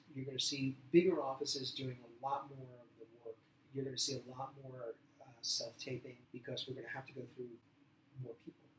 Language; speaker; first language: English; native; English